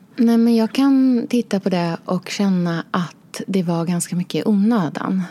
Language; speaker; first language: Swedish; native; Swedish